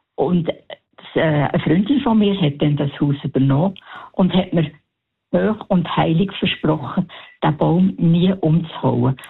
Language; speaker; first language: German; native; German